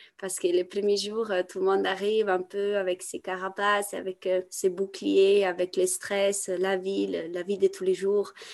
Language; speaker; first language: French; non-native, fluent; Italian